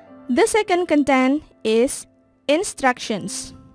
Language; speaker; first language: English; non-native, fluent; Indonesian